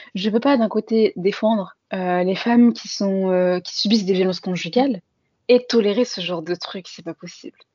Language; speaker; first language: French; native; French